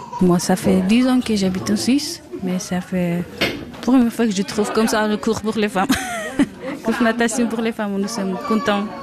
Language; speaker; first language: French; non-native, learner; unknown